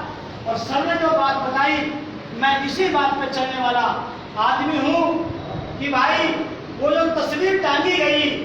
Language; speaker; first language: Hindi; native; Hindi